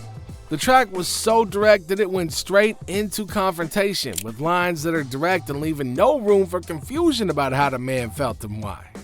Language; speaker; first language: English; native; English